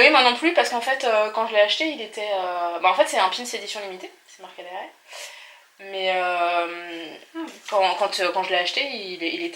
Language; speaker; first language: French; native; French